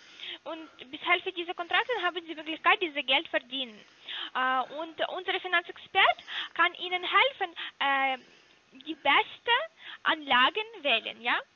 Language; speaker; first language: German; non-native, learner; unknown